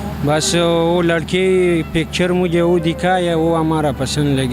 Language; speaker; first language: Hindi; non-native, local second language; Pashto